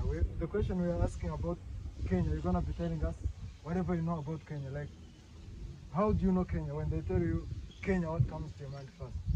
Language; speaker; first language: English; non-native, local second language; Kinyarwanda